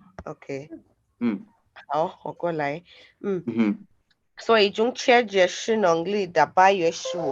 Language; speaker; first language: Chinese; non-native, learner; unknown